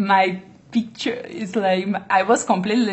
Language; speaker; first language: English; non-native, learner; Portuguese